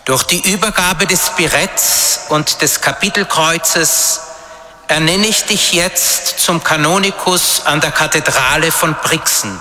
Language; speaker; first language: German; native; German